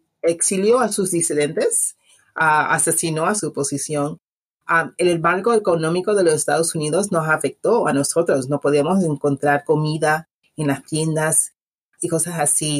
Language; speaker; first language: Spanish; native; Spanish